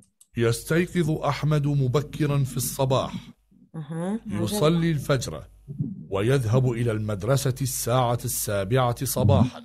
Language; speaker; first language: Arabic; non-native, learner; Uzbek